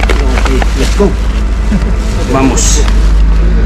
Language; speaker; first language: Spanish; non-native, learner; Filipino